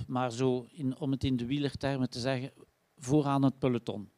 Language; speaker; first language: Dutch; native; Dutch